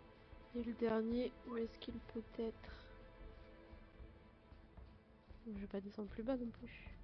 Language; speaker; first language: French; native; French